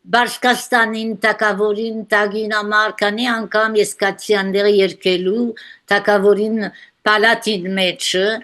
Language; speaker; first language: Armenian; early bilingual, heritage; Armenian